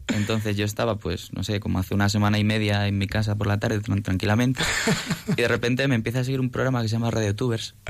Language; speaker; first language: Spanish; native; Spanish